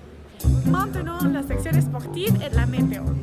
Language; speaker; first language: French; non-native, learner; Spanish